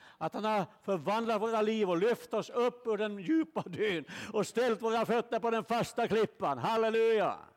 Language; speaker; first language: Swedish; native; Swedish